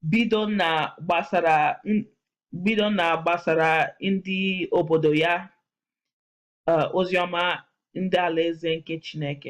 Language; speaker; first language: Igbo; non-native, learner; English